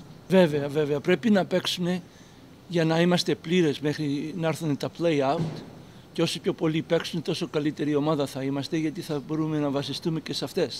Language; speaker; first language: Greek; early bilingual, heritage; Greek